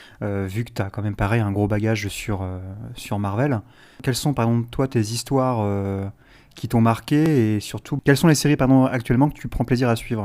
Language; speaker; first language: French; native; French